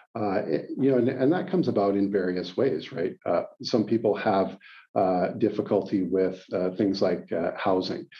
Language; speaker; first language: English; native; English